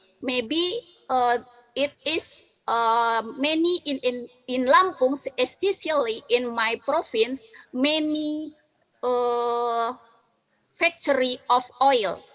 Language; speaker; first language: English; non-native, learner; Indonesian